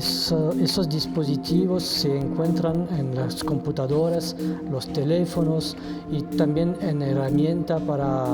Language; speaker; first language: Spanish; non-native, fluent; French